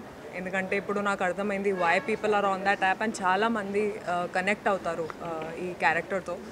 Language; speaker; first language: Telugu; non-native, local second language; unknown